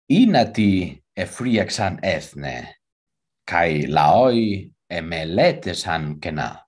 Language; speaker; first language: Greek; non-native, fluent; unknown